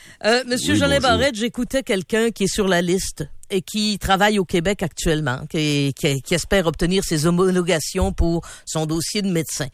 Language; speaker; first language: French; native; French